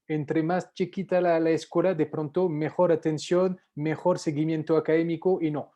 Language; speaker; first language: Spanish; non-native, fluent; French